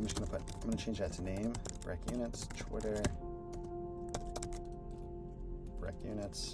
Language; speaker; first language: English; native; English